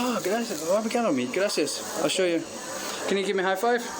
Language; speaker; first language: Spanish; non-native, learner; English